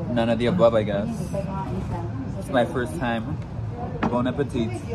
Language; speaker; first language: English; native; English